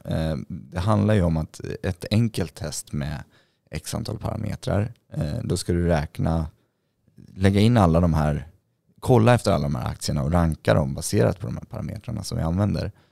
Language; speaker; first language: Swedish; native; Swedish